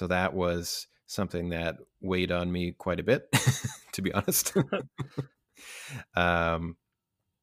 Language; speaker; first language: English; native; English